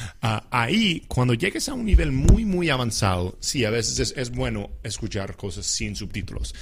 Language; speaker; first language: Spanish; non-native, fluent; English